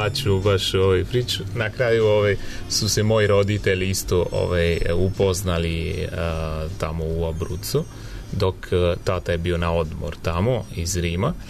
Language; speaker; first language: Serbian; non-native, fluent; Italian